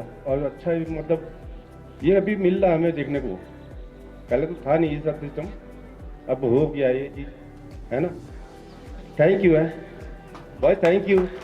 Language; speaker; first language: Hindi; non-native, local second language; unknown